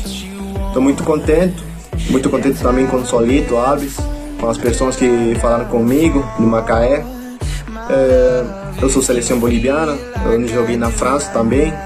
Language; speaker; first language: Portuguese; non-native, learner; Spanish